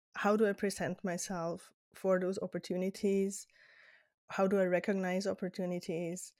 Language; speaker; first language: English; non-native, fluent; German